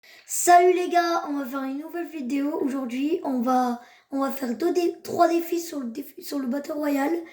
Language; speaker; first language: French; native; French